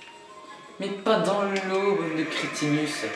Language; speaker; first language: French; native; French